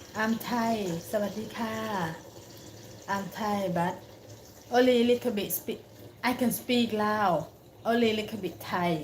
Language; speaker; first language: English; non-native, learner; Lao